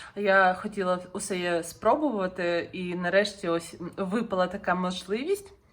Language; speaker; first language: Ukrainian; non-native, local second language; Russian